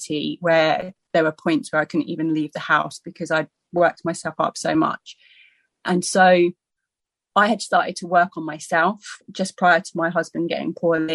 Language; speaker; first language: English; native; English